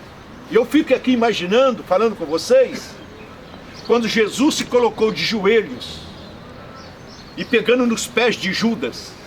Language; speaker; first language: Portuguese; native; Portuguese